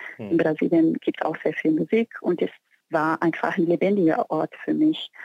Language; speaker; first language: German; non-native, fluent; Portuguese